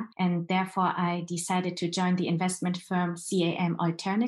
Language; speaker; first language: English; non-native, fluent; Chinese